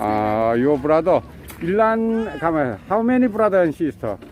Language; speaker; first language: English; non-native, learner; Korean